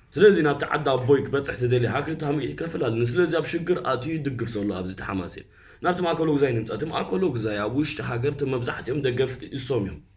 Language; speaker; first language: Tigrinya; early bilingual, heritage; Tigrinya